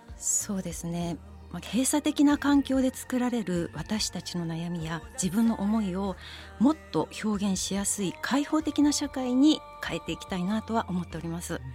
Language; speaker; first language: Japanese; native; Japanese